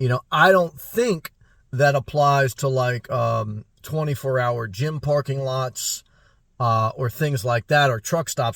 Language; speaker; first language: English; native; English